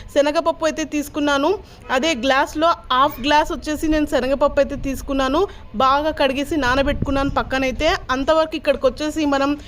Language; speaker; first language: Telugu; non-native, local second language; Urdu